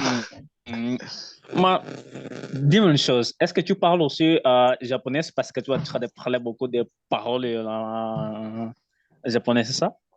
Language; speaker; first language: French; non-native, learner; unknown